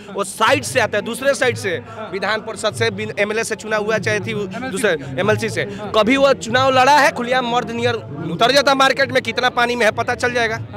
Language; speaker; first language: Hindi; native; Hindi